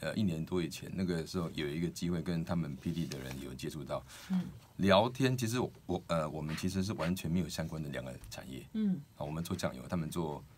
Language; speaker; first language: Chinese; native; Chinese